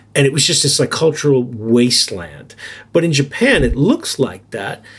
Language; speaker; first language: English; native; English